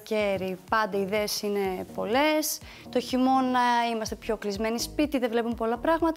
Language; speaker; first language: Greek; native; Greek